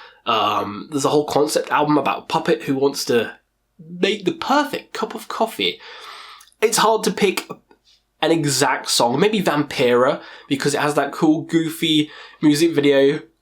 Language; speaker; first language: English; native; English